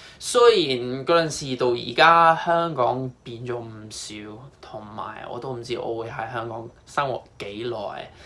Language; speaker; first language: Cantonese; non-native, fluent; English